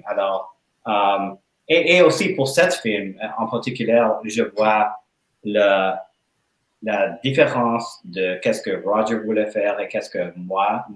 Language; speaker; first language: French; non-native, learner; English